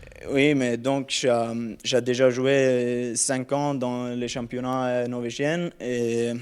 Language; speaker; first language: French; non-native, learner; Norwegian